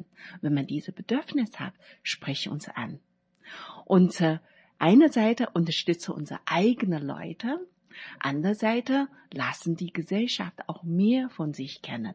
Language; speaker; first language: German; non-native, learner; Chinese